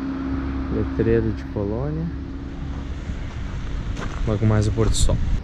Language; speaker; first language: Portuguese; native; Portuguese